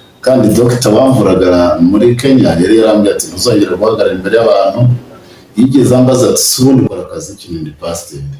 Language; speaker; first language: Kinyarwanda; native; Kinyarwanda